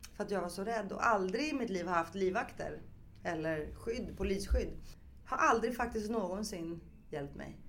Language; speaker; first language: Swedish; early bilingual, other home language; Greek